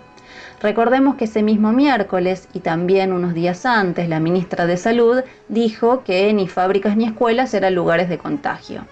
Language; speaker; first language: Spanish; native; Spanish